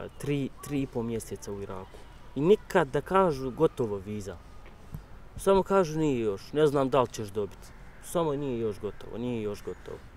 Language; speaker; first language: Croatian; non-native, learner; Kurdish